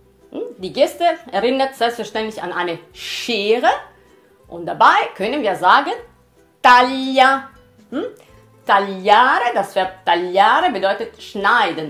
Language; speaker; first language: German; non-native, fluent; Italian